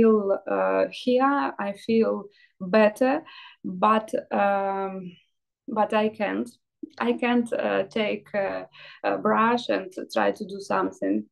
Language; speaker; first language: English; non-native, learner; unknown